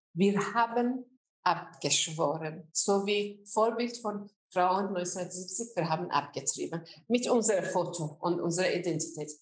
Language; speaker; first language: German; non-native, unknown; Azerbaijani